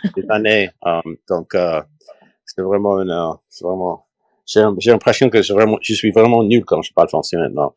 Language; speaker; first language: French; non-native, learner; English